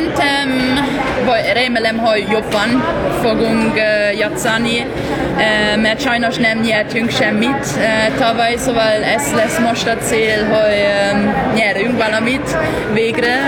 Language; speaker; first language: Hungarian; non-native, learner; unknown